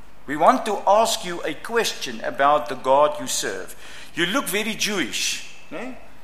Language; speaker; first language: English; non-native, local second language; Afrikaans